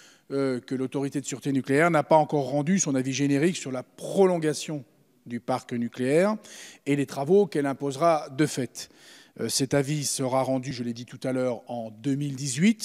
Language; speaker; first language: French; native; French